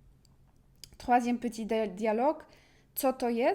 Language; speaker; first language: French; non-native, fluent; Polish